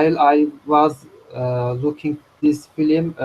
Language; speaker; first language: English; non-native, learner; Turkish